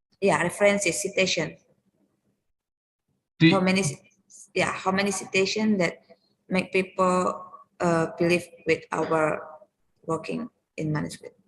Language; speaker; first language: English; non-native, learner; Indonesian